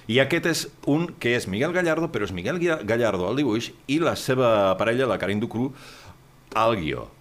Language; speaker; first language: Catalan; native; Catalan